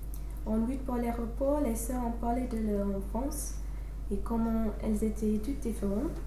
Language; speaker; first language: French; non-native, learner; English